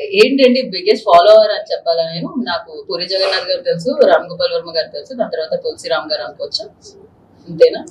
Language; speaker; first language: Telugu; native; Telugu